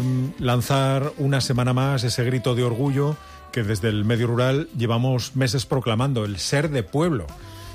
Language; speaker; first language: Spanish; native; Spanish